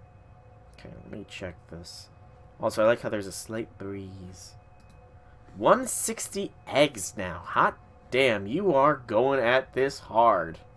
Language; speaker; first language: English; native; English